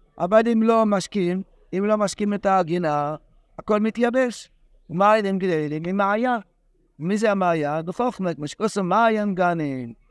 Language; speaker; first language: Hebrew; non-native, fluent; English